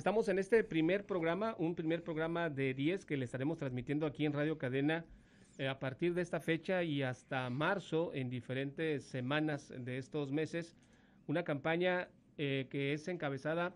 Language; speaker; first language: Spanish; native; Spanish